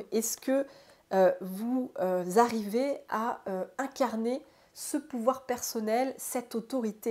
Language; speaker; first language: French; native; French